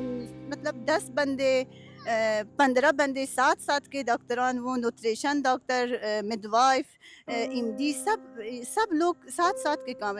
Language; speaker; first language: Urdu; non-native, learner; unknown